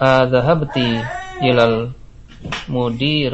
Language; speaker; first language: Arabic; non-native, learner; Indonesian